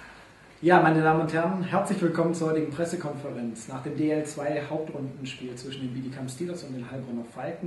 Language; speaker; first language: German; native; German